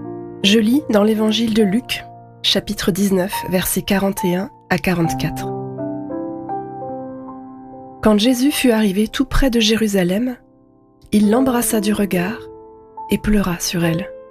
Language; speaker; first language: French; native; French